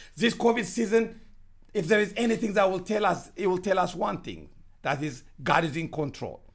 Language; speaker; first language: English; non-native, fluent; Amharic